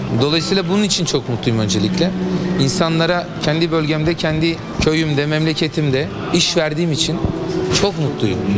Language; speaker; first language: Turkish; native; Turkish